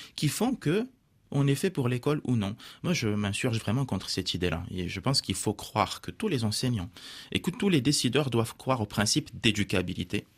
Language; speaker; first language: French; non-native, local second language; Arabic